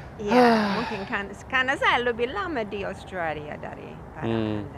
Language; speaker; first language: Indonesian; non-native, fluent; English